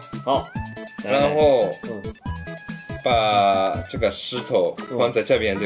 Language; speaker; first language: Chinese; non-native, learner; Japanese